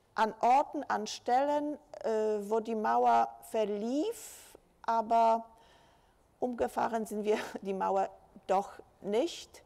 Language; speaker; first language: German; non-native, fluent; Polish